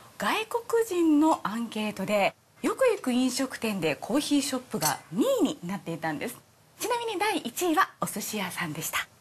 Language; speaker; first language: Japanese; native; Japanese